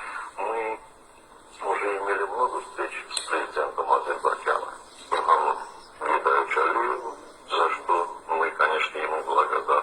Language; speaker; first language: Russian; non-native, fluent; Armenian